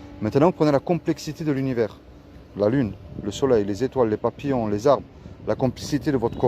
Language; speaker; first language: French; native; French